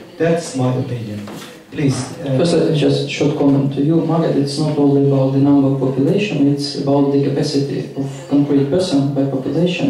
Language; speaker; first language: English; non-native, fluent; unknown